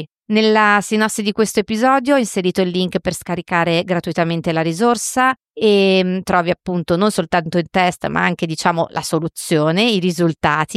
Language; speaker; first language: Italian; native; Italian